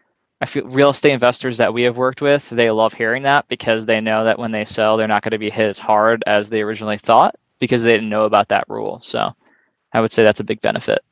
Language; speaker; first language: English; native; English